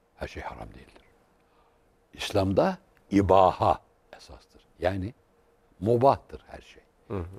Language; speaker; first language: Turkish; native; Turkish